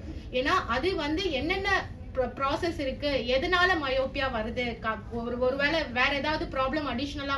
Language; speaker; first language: Tamil; native; Tamil